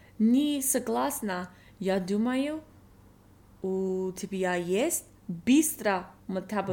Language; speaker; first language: Russian; non-native, learner; English